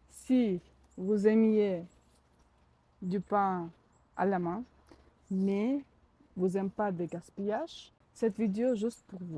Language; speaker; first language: French; non-native, learner; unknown